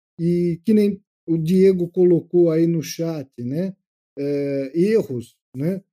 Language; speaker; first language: Portuguese; native; Portuguese